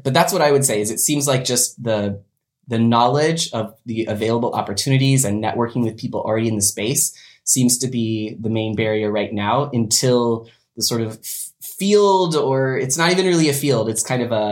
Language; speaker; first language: English; native; English